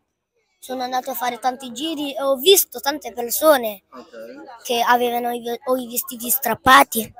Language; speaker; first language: Italian; early bilingual, other home language; Fula